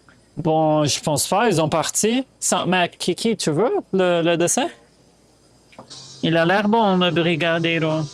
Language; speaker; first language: French; non-native, fluent; Portuguese